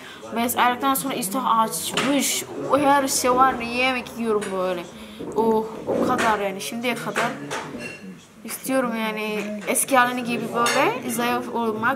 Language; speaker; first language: Turkish; non-native, learner; Indonesian